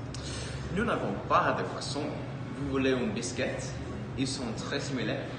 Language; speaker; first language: French; non-native, learner; English